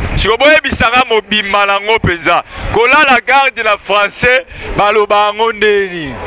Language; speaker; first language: Lingala; native; Lingala